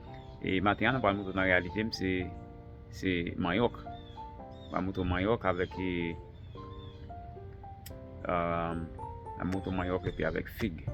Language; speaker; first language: French; non-native, learner; Haitian Creole